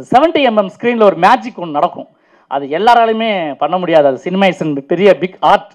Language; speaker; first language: Tamil; native; Tamil